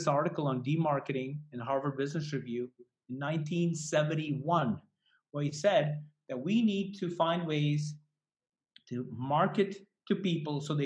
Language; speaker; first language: English; non-native, local second language; Hindi